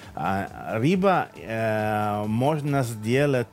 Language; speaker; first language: Russian; non-native, learner; Italian